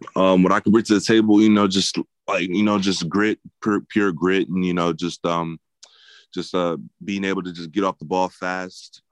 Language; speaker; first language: English; native; English